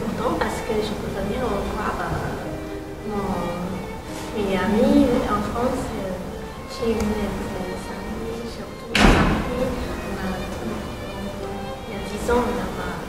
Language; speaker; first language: French; non-native, learner; Chinese